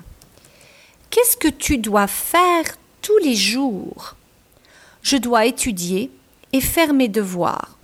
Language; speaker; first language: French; non-native, fluent; English